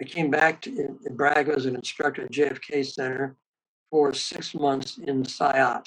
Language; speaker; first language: English; native; English